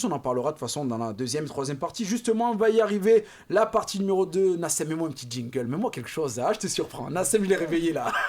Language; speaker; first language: French; native; French